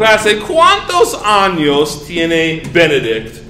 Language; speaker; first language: Spanish; non-native, fluent; English